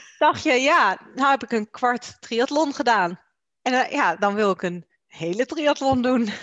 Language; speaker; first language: Dutch; native; Dutch